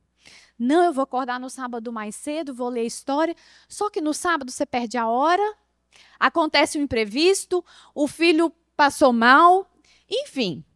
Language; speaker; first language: Portuguese; native; Portuguese